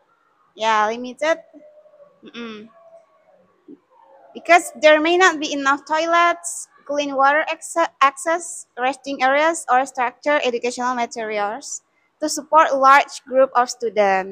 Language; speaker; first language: English; non-native, learner; Indonesian